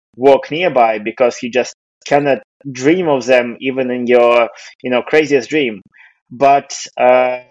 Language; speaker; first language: English; non-native, fluent; Russian